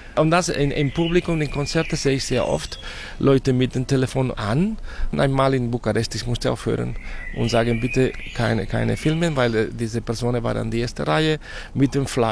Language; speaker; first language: German; non-native, fluent; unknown